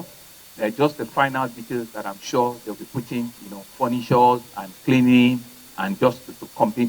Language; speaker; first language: English; non-native, local second language; Yoruba